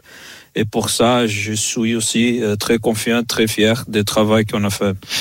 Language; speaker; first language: French; non-native, fluent; Portuguese